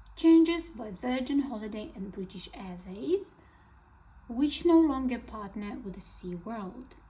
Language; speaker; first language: English; non-native, fluent; Ukrainian